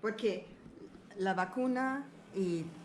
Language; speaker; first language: Spanish; non-native, learner; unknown